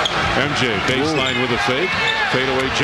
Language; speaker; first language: English; native; English